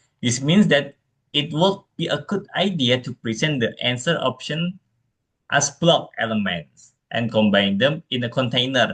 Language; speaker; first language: English; non-native, fluent; Indonesian